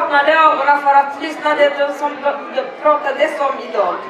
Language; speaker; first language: Swedish; non-native, learner; Swahili